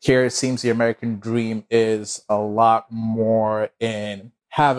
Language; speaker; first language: English; non-native, local second language; Igbo